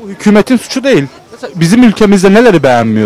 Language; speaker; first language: Turkish; native; Turkish